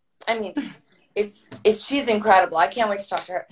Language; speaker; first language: English; non-native, fluent; Croatian